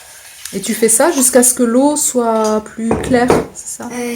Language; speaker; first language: French; native; French